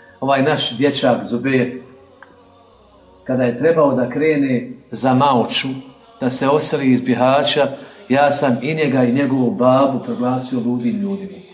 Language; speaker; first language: Croatian; native; Croatian